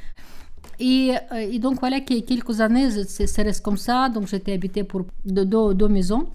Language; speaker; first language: French; non-native, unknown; Russian